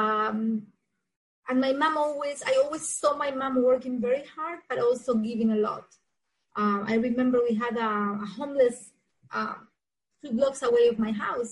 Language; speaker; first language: English; non-native, fluent; Spanish